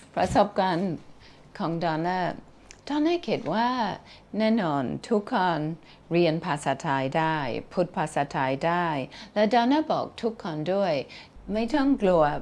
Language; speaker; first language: Thai; non-native, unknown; English